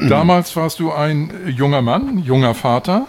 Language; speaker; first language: German; native; German